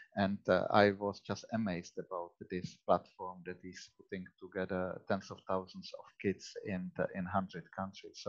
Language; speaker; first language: English; non-native, fluent; Czech